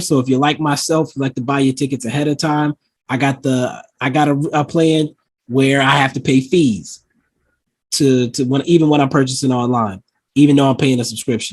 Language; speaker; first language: English; native; English